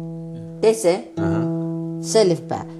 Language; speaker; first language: Dutch; non-native, learner; Tigrinya